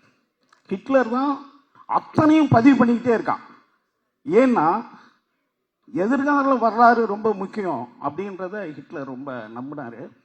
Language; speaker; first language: Tamil; native; Tamil